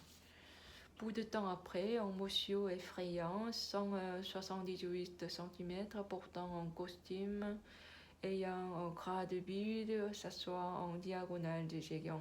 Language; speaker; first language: French; non-native, learner; Korean